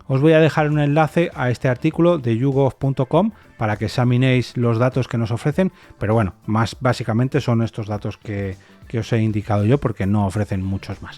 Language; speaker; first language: Spanish; native; Spanish